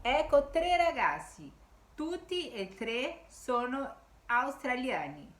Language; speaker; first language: Italian; non-native, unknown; Portuguese